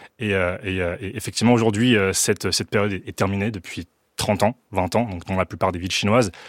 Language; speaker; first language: French; early bilingual, other home language; Wu Chinese